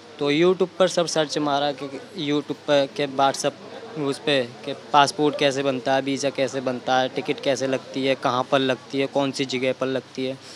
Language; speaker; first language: Hindi; native; Hindi